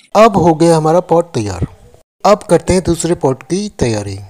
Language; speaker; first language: Hindi; non-native, local second language; Nepali